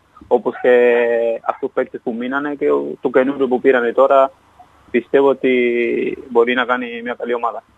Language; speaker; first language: Greek; non-native, fluent; Spanish